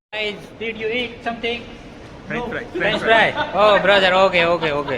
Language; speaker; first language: English; non-native, learner; Gujarati